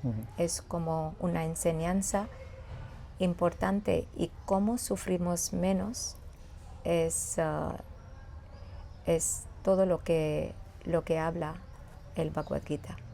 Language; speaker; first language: Spanish; non-native, fluent; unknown